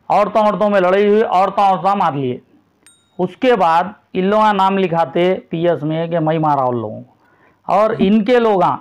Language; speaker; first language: Hindi; non-native, local second language; Urdu